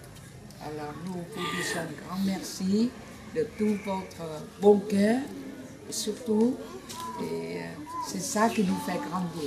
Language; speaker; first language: French; non-native, fluent; Vietnamese